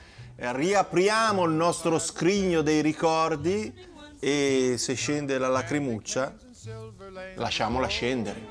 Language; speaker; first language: Italian; native; Italian